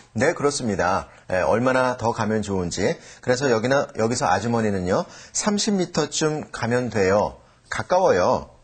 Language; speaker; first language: Korean; native; Korean